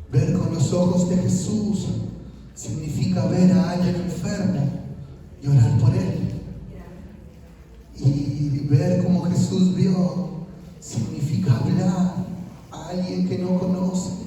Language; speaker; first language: Spanish; native; Spanish